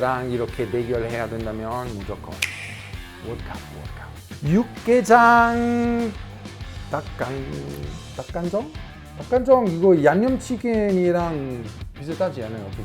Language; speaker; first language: Korean; non-native, learner; Italian